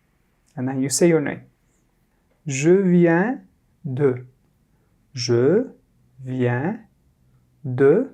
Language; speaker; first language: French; non-native, fluent; Turkish